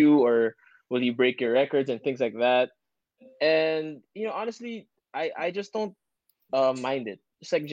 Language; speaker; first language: English; native; English